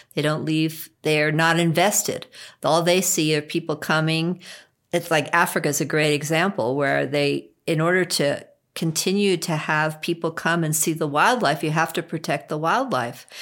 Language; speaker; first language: English; native; English